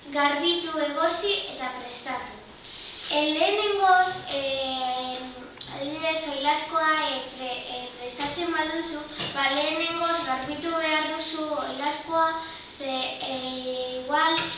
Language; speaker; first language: Basque; non-native, local second language; Spanish